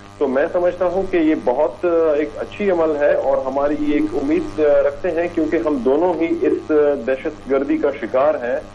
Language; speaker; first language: Urdu; non-native, local second language; Baluchi